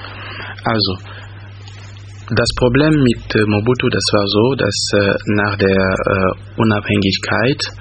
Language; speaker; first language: German; non-native, fluent; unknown